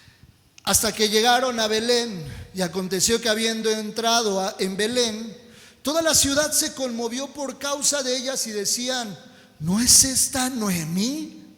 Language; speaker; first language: Spanish; native; Spanish